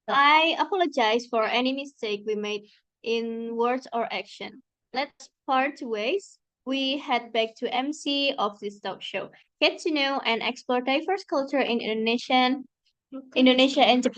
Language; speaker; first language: English; non-native, learner; Indonesian